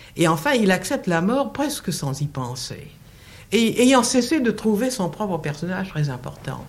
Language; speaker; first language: French; native; French